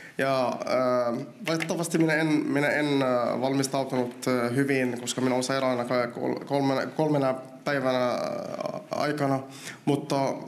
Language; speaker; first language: Finnish; non-native, learner; Arabic